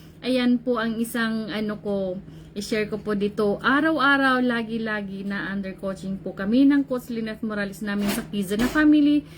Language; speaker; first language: Filipino; non-native, local second language; Cebuano